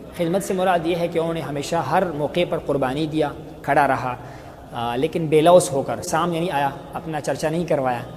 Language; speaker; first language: Urdu; non-native, local second language; Pashto